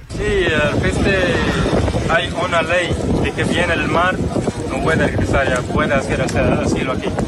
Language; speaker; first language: Spanish; non-native, learner; Arabic